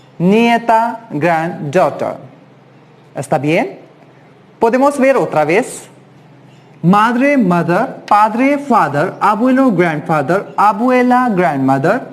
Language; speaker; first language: Spanish; non-native, fluent; Hindi